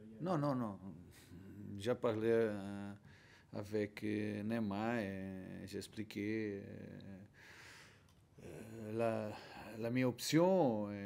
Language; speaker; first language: French; non-native, learner; Portuguese